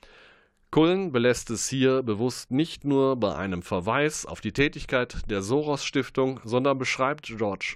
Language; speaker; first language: German; native; German